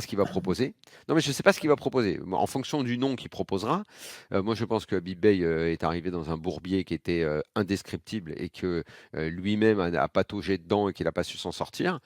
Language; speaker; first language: French; native; French